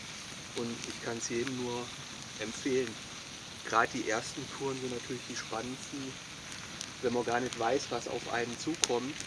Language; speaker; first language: German; native; German